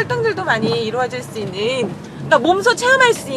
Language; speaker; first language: Korean; native; Korean